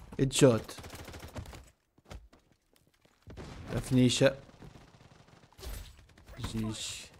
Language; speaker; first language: Arabic; native; Arabic